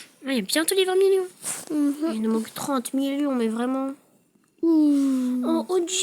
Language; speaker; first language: French; native; French